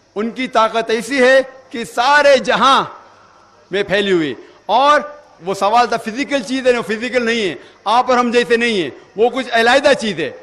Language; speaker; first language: Urdu; non-native, local second language; Konkani